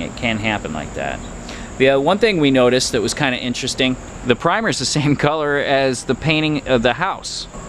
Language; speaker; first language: English; native; English